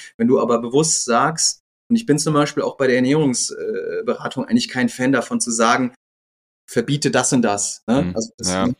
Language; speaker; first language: German; native; German